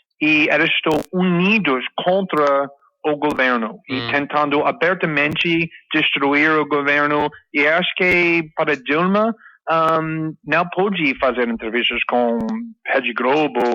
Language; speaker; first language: Portuguese; non-native, fluent; English